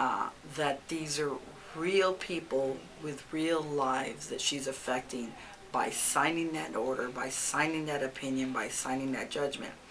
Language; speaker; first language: English; early bilingual, other home language; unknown